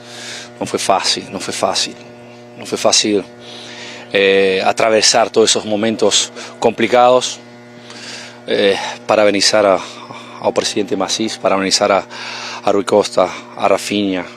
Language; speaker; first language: Portuguese; non-native, fluent; Spanish